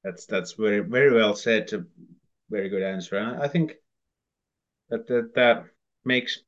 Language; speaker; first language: English; non-native, fluent; Finnish